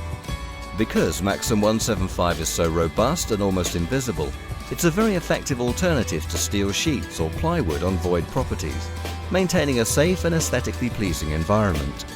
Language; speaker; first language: English; native; English